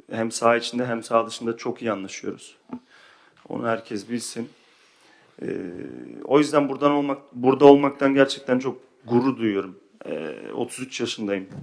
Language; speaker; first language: Turkish; early bilingual, heritage; Turkish